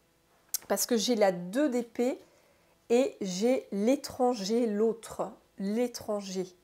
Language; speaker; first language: French; native; French